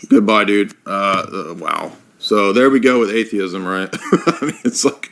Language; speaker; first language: English; native; English